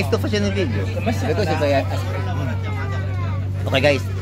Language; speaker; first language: Italian; non-native, learner; Filipino